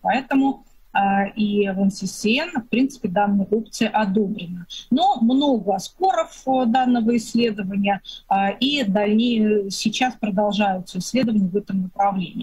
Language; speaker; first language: Russian; native; Russian